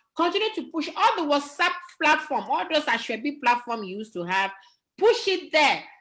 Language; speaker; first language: English; non-native, local second language; Yoruba